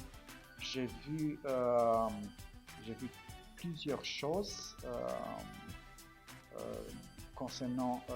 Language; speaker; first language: French; non-native, fluent; Romanian